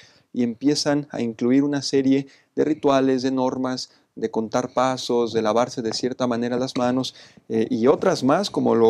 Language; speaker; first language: Spanish; native; Spanish